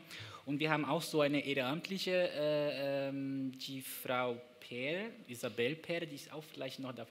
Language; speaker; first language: German; non-native, fluent; Portuguese